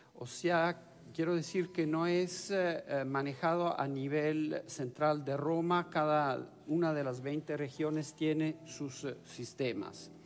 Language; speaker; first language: Spanish; non-native, fluent; Italian